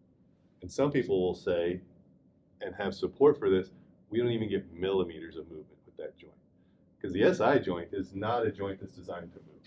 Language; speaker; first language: English; native; English